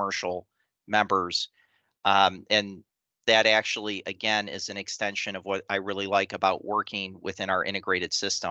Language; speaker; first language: English; native; English